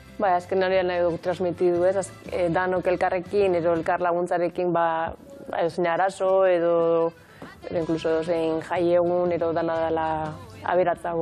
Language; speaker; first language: Basque; native; Basque